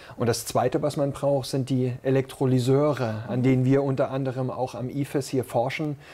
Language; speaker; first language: German; native; German